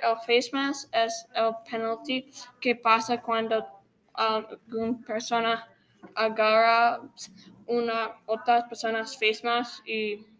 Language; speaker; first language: Spanish; non-native, learner; English